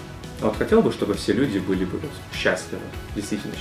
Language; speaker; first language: Russian; native; Russian